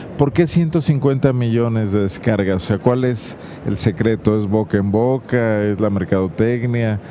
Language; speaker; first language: Spanish; native; Spanish